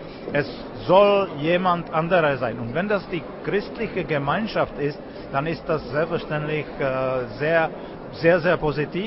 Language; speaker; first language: German; non-native, fluent; Czech